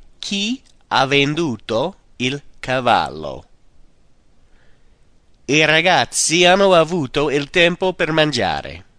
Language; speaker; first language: Italian; non-native, fluent; English